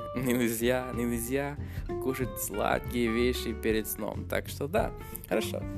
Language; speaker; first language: Russian; non-native, fluent; English